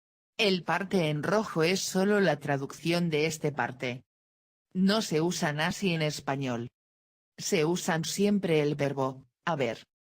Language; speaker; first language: Spanish; non-native, fluent; Dutch